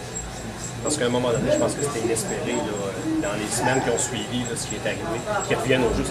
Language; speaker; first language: French; native; French